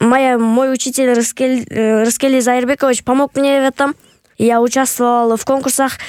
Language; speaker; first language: Russian; non-native, local second language; Kyrgyz